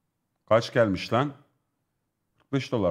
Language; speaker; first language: Turkish; native; Turkish